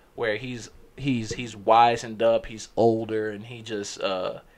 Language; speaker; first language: English; native; English